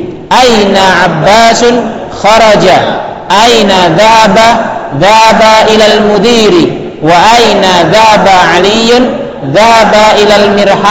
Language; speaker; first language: Arabic; non-native, fluent; Indonesian